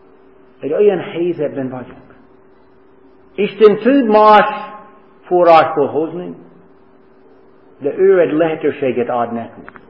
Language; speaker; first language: Hungarian; non-native, fluent; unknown